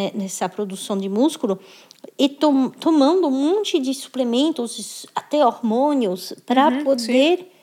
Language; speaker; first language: Portuguese; non-native, fluent; French